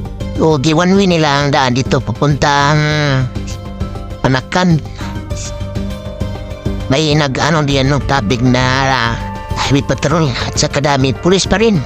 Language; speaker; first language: Filipino; non-native, local second language; Cebuano